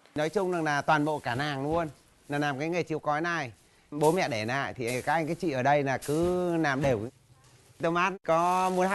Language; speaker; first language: Vietnamese; native; Vietnamese